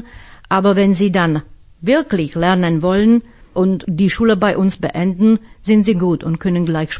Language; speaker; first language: German; non-native, fluent; Slovak